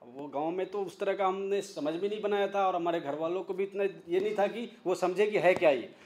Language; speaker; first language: Hindi; native; Hindi